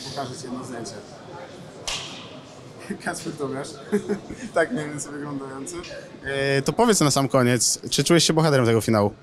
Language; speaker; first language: Polish; native; Polish